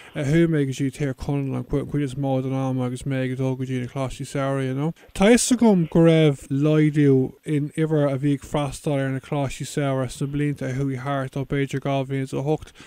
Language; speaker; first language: Irish; non-native, local second language; English